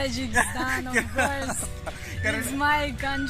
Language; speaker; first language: English; non-native, fluent; Tajik